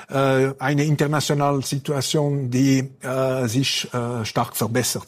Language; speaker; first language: German; non-native, local second language; French